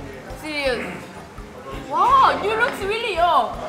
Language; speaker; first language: English; non-native, fluent; Korean